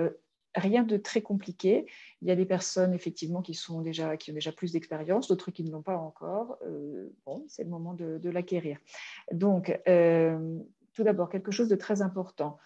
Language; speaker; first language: French; native; French